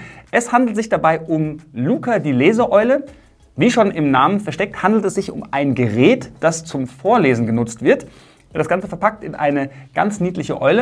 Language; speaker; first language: German; native; German